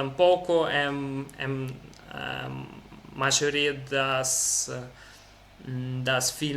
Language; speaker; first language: Portuguese; non-native, learner; Russian